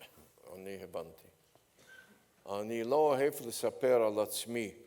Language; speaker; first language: Hebrew; non-native, fluent; Polish